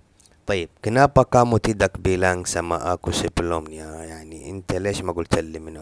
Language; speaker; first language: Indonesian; non-native, fluent; Arabic